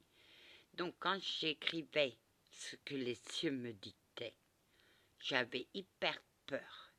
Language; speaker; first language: French; early bilingual, other home language; Portuguese